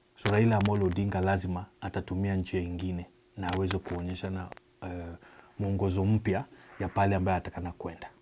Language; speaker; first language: Swahili; non-native, local second language; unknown